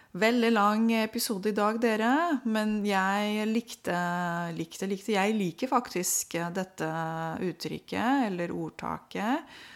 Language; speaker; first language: Norwegian; non-native, fluent; Romanian